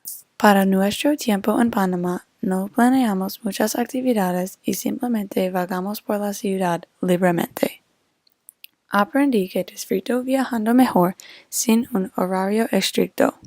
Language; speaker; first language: Spanish; non-native, fluent; English